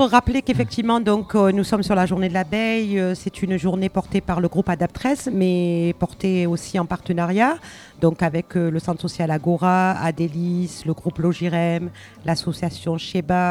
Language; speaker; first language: French; native; French